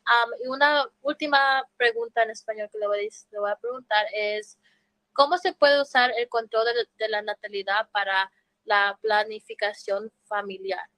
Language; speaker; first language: Spanish; early bilingual, heritage; Spanish